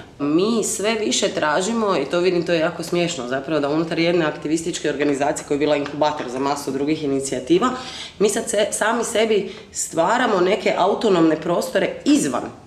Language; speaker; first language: Croatian; native; Croatian